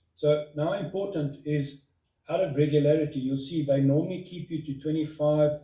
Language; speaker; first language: English; non-native, local second language; Afrikaans